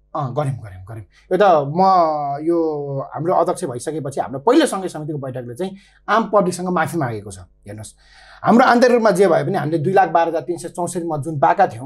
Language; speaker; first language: Nepali; native; Nepali